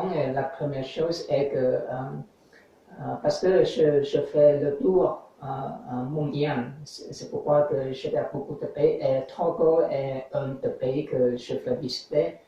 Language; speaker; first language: French; non-native, fluent; English